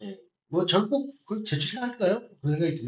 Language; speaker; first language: Korean; native; Korean